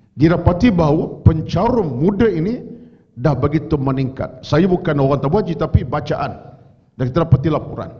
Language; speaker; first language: Malay; native; Malay